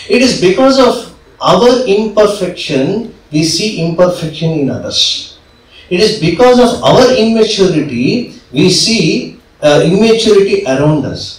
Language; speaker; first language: English; non-native, local second language; Kannada